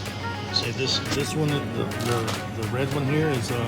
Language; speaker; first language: English; native; English